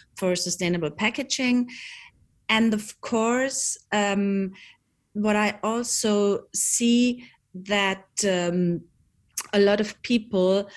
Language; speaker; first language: English; non-native, fluent; German